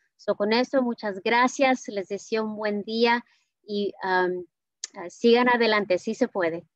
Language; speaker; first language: Spanish; early bilingual, heritage; Spanish